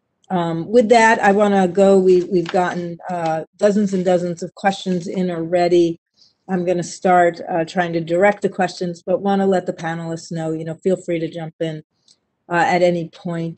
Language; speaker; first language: English; native; English